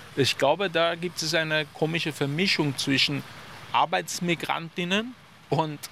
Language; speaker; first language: German; non-native, fluent; Persian